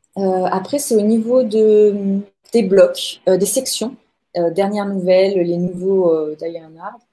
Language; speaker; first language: French; native; French